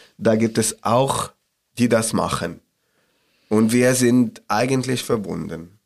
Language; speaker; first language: German; non-native, learner; Arabic